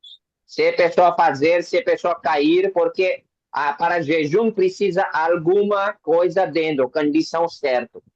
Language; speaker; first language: Portuguese; non-native, learner; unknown